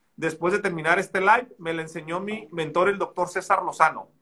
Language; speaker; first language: Spanish; native; Spanish